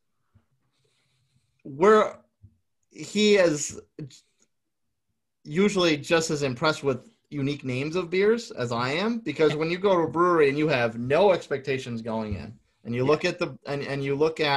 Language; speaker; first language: English; native; English